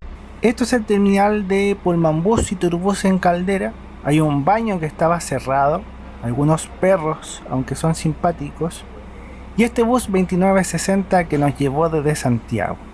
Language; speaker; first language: Spanish; native; Spanish